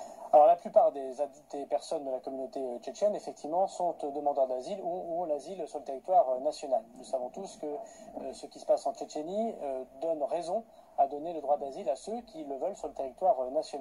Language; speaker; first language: French; native; French